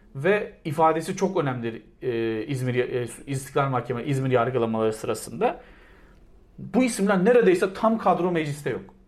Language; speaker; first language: Turkish; native; Turkish